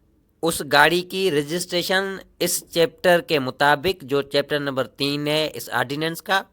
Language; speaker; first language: Urdu; native; Urdu